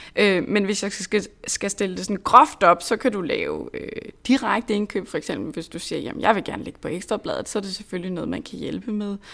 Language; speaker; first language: Danish; native; Danish